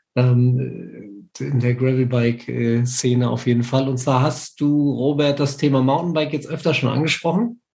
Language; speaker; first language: German; native; German